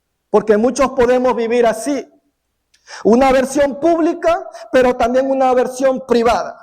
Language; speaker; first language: Spanish; native; Spanish